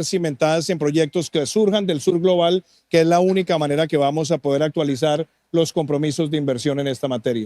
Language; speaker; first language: Spanish; native; Spanish